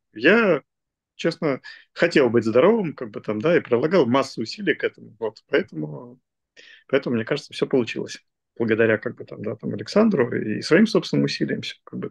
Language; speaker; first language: Russian; native; Russian